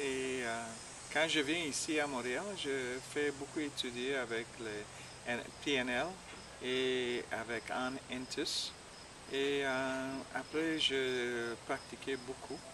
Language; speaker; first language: French; non-native, learner; English